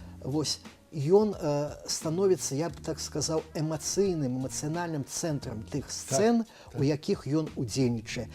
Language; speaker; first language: Belarusian; native; Belarusian